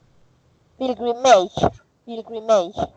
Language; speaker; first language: English; non-native, learner; Spanish